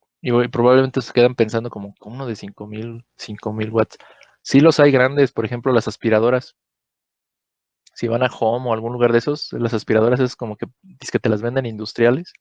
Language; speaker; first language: Spanish; native; Spanish